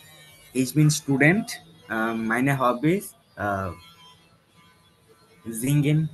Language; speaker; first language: German; non-native, learner; Bangla